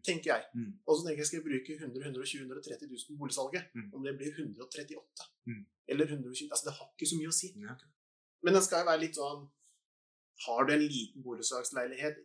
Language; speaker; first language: Norwegian; native; Norwegian